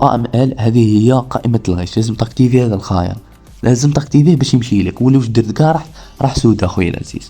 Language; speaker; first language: Arabic; native; Arabic